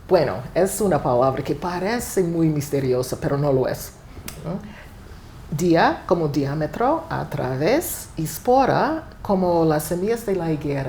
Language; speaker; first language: Spanish; non-native, fluent; English